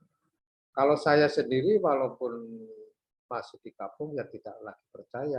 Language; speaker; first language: Indonesian; native; Indonesian